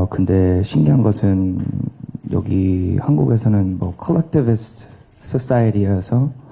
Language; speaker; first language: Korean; early bilingual, heritage; Korean